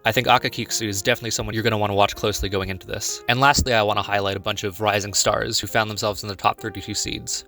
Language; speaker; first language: English; native; English